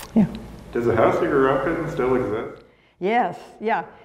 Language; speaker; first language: English; native; English